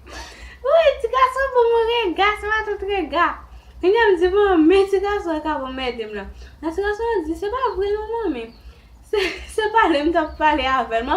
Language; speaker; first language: French; non-native, learner; Haitian Creole